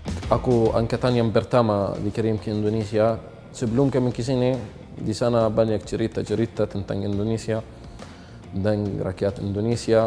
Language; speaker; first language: Indonesian; non-native, fluent; Arabic